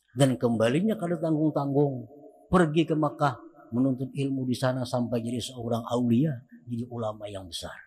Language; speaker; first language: Indonesian; non-native, local second language; Banjar